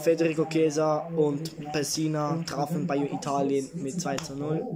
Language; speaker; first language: German; early bilingual, other home language; Italian